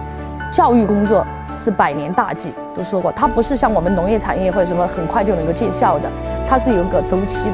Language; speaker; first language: Chinese; native; Chinese